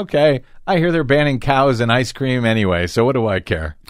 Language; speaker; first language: English; native; English